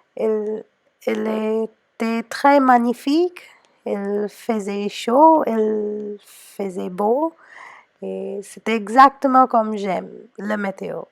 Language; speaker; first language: French; non-native, learner; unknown